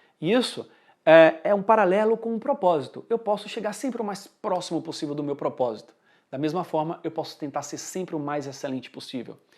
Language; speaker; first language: Portuguese; early bilingual, heritage; Portuguese